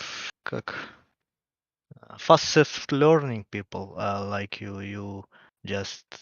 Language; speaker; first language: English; non-native, learner; Russian